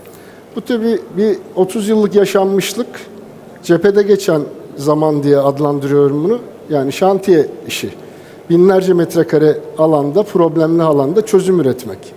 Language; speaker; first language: Turkish; native; Turkish